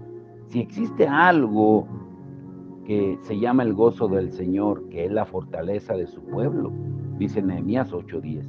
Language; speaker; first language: Spanish; native; Spanish